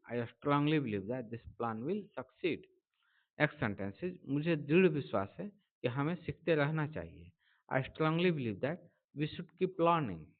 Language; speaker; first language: Hindi; native; Hindi